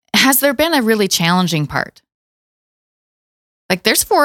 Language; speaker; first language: English; native; English